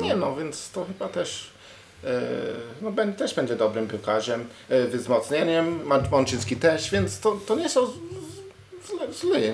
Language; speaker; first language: Polish; non-native, learner; English